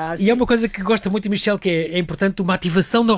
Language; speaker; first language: Portuguese; native; Portuguese